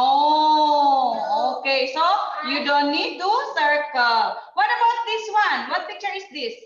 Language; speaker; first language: English; non-native, fluent; Indonesian